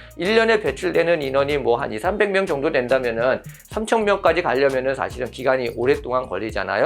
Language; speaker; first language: Korean; native; Korean